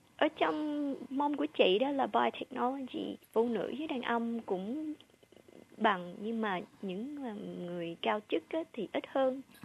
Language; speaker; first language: Vietnamese; early bilingual, heritage; Vietnamese